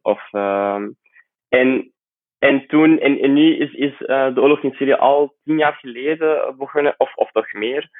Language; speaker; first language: Dutch; non-native, fluent; Arabic